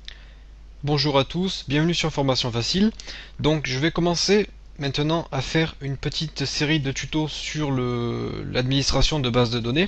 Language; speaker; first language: French; native; French